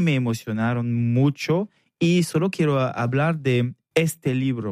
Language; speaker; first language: Spanish; non-native, learner; French